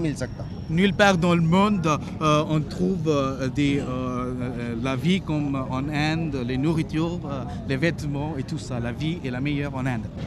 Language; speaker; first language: French; non-native, learner; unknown